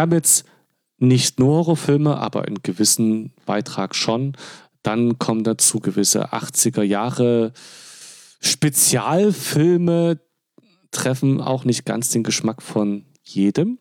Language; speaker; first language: German; native; German